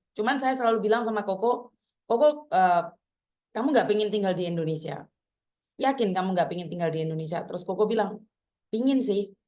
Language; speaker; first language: Indonesian; native; Indonesian